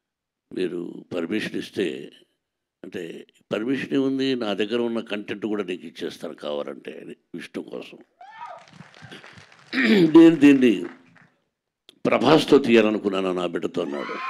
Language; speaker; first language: Telugu; native; Telugu